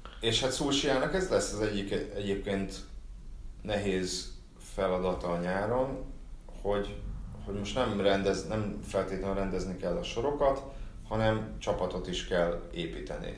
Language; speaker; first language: Hungarian; native; Hungarian